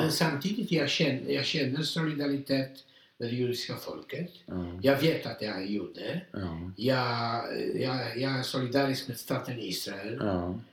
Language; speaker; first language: Swedish; non-native, fluent; Polish